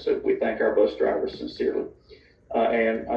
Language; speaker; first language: English; native; English